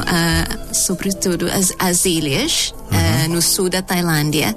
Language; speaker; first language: Portuguese; non-native, fluent; Thai